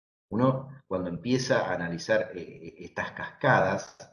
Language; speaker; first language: Spanish; native; Spanish